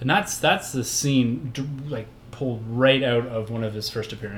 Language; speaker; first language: English; native; English